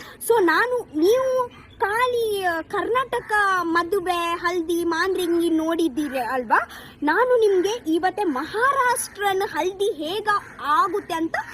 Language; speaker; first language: Kannada; non-native, local second language; Tulu